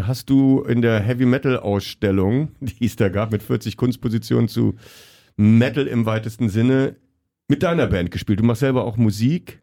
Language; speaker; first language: German; native; German